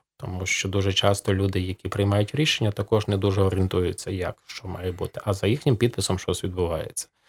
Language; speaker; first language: Ukrainian; native; Ukrainian